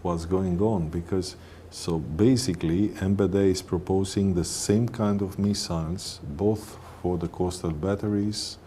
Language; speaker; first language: English; non-native, fluent; Romanian